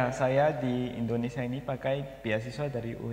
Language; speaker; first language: Indonesian; non-native, fluent; Malagasy